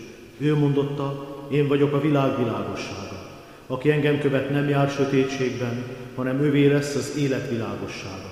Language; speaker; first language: Hungarian; native; Hungarian